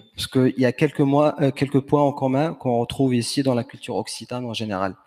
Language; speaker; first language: French; non-native, local second language; Arabic